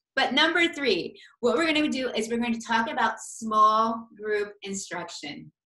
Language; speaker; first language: English; native; English